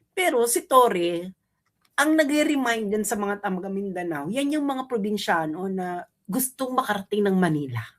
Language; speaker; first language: Filipino; native; Filipino